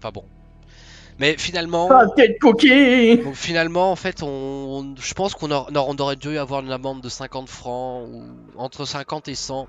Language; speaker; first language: French; native; French